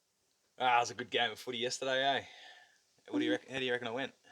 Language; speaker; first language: English; native; English